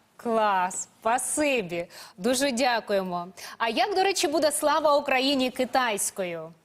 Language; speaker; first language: Ukrainian; native; Ukrainian